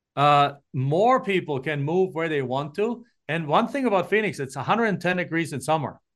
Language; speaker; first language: English; non-native, fluent; German